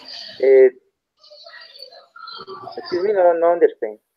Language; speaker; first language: English; non-native, learner; Spanish